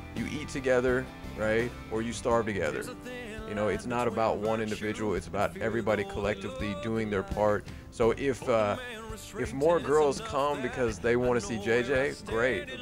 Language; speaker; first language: English; native; English